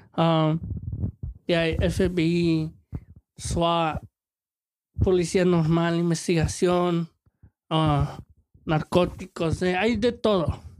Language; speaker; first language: Spanish; early bilingual, heritage; Spanish